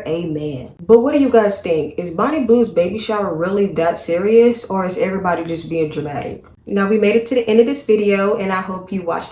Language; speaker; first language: English; native; English